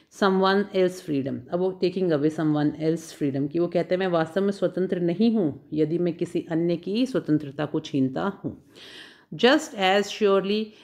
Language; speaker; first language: Hindi; native; Hindi